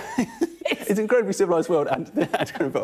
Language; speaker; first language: English; native; English